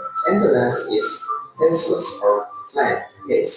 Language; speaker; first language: English; non-native, fluent; Indonesian